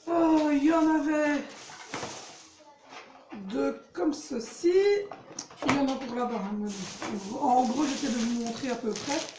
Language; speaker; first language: French; native; French